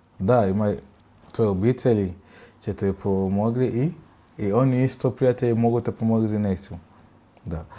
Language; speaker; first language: Bosnian; non-native, learner; Swahili